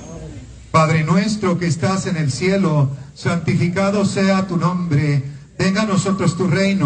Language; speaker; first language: Spanish; native; Spanish